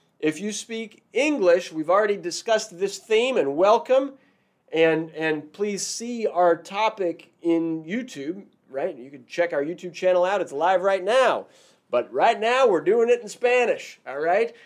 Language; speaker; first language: English; native; English